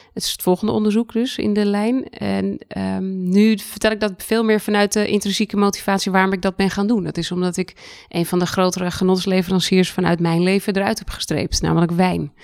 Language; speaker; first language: Dutch; native; Dutch